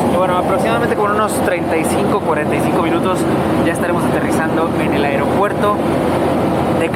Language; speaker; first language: Spanish; native; Spanish